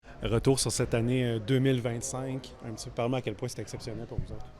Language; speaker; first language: French; native; French